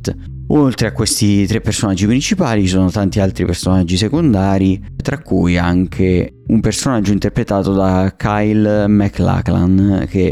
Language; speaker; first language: Italian; native; Italian